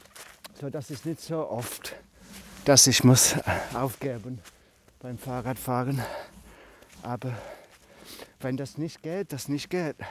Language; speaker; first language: German; non-native, learner; English